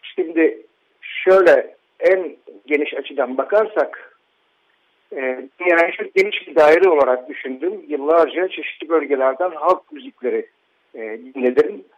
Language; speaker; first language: Turkish; native; Turkish